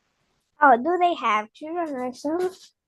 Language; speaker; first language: English; non-native, learner; Vietnamese